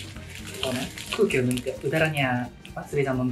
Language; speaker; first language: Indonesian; non-native, learner; Japanese